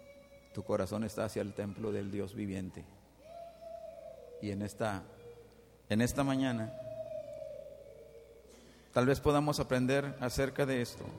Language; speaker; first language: Spanish; native; Spanish